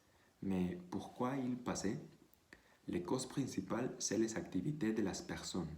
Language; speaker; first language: French; non-native, learner; Spanish